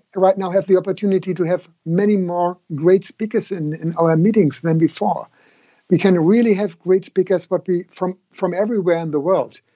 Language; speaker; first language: English; non-native, fluent; German